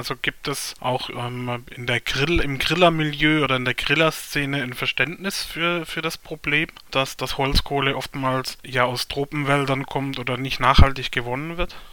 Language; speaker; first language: German; native; German